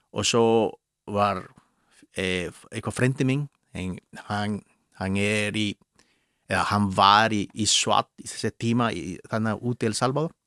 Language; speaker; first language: Icelandic; non-native, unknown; Spanish